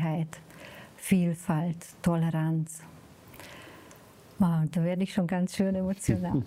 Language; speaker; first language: German; non-native, fluent; Hungarian